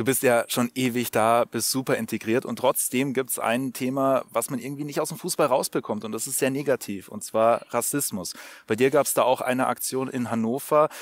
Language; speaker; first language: German; native; German